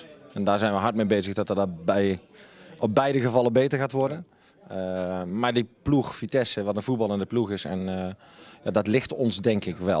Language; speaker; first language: Dutch; native; Dutch